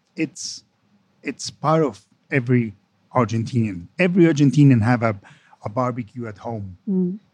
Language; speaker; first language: English; non-native, fluent; Spanish